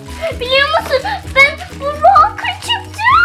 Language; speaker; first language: Turkish; early bilingual, heritage; Turkish